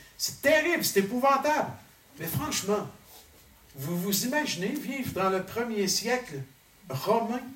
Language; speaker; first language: French; native; French